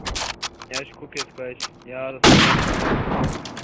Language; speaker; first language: German; non-native, local second language; Swedish